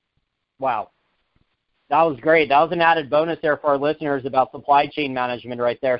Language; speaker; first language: English; native; English